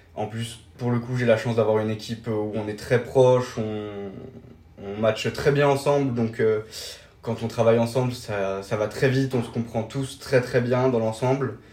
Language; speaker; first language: French; native; French